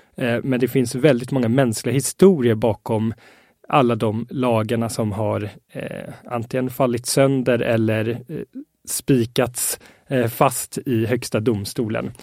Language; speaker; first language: Swedish; native; Swedish